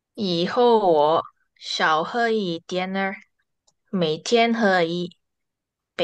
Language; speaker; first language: Chinese; non-native, learner; Indonesian